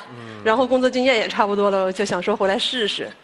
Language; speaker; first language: Chinese; native; Chinese